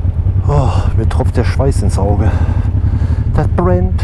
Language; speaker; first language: German; native; German